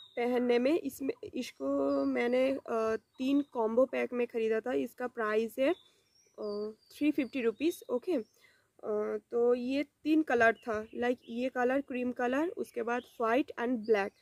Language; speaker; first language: Hindi; non-native, local second language; Bangla